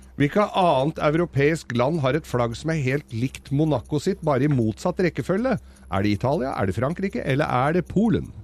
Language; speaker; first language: Norwegian; native; Norwegian